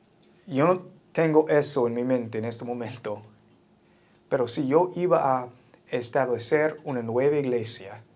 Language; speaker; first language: Spanish; non-native, fluent; English